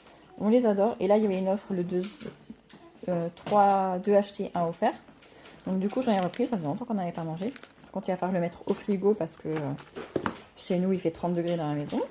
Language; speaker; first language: French; native; French